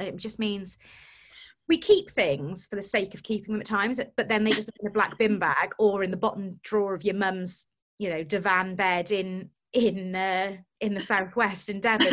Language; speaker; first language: English; native; English